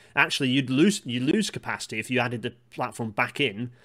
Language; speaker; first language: English; native; English